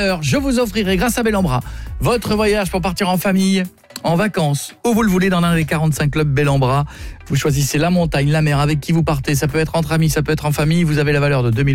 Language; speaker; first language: French; native; French